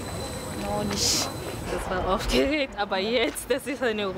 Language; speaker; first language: German; non-native, learner; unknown